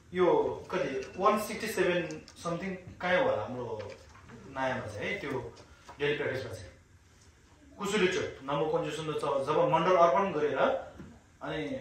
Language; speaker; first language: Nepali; non-native, local second language; Sherpa